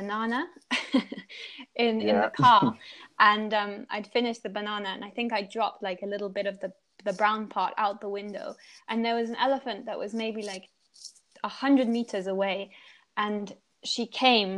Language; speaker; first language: English; native; English